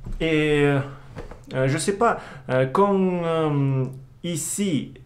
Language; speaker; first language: French; non-native, learner; Russian